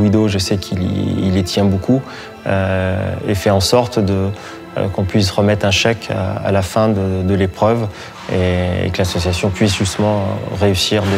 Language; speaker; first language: French; native; French